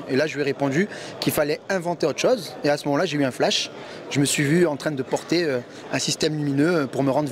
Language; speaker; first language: French; native; French